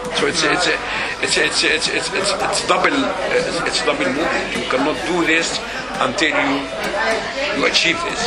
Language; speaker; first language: English; non-native, fluent; Arabic